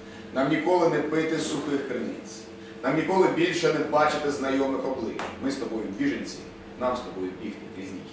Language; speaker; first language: Ukrainian; native; Ukrainian